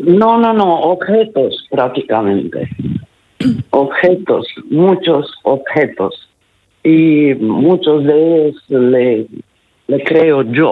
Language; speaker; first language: Spanish; non-native, learner; Romanian